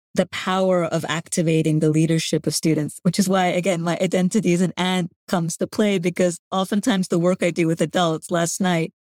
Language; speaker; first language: English; non-native, fluent; Gujarati